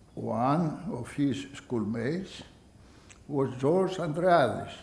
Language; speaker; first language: English; non-native, fluent; Greek